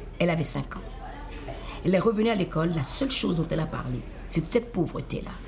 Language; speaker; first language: French; non-native, local second language; Fon